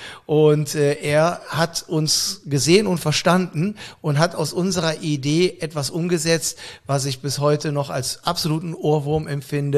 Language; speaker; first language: German; native; German